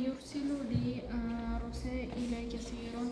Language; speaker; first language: Arabic; non-native, learner; Uzbek